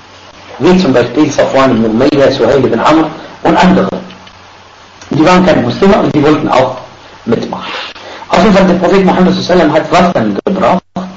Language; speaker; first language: German; non-native, fluent; Arabic